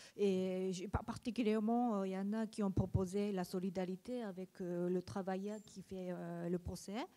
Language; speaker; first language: French; non-native, learner; Japanese